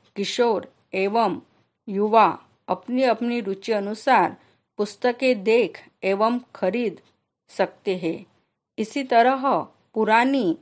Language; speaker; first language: Hindi; non-native, local second language; Marathi